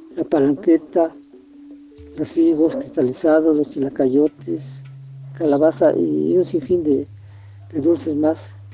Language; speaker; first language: Spanish; native; Spanish